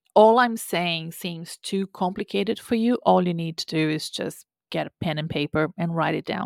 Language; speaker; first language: English; non-native, fluent; Portuguese